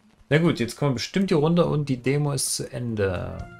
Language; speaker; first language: German; native; German